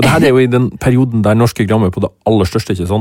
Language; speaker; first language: Norwegian; native; Norwegian